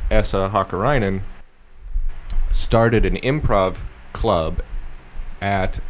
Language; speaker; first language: English; native; English